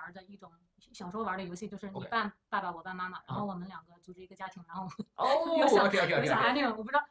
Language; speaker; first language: Chinese; native; Chinese